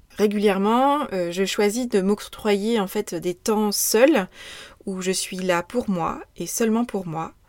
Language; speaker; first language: French; native; French